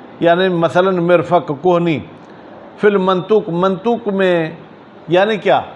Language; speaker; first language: Urdu; non-native, local second language; Sindhi